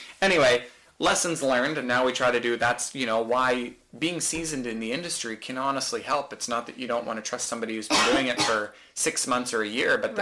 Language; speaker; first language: English; native; English